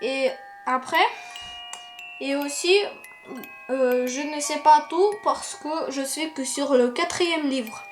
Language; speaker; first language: French; non-native, learner; Russian